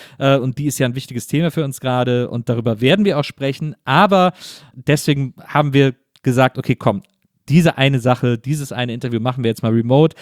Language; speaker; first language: German; native; German